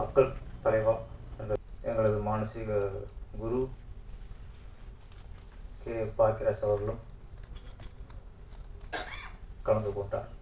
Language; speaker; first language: Tamil; native; Tamil